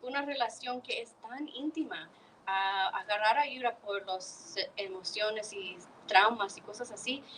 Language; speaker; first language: Spanish; early bilingual, heritage; Spanish